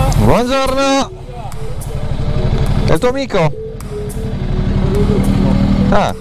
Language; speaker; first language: Italian; native; Italian